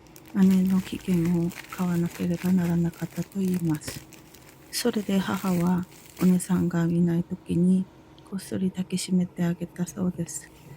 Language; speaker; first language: Japanese; non-native, fluent; Korean